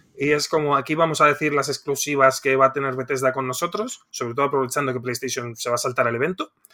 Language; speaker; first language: Spanish; native; Spanish